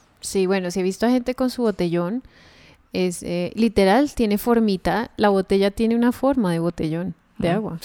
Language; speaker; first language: Spanish; native; Spanish